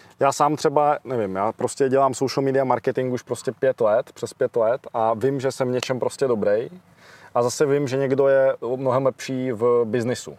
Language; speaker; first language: Czech; early bilingual, other home language; Russian